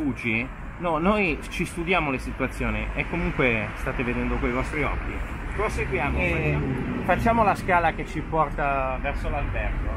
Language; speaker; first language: Italian; native; Italian